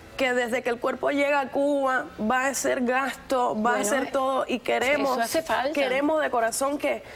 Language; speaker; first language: Spanish; native; Spanish